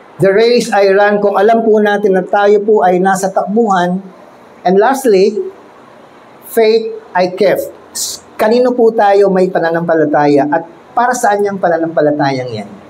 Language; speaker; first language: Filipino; native; Filipino